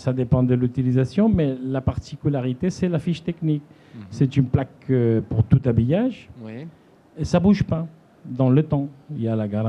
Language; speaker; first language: French; non-native, fluent; Spanish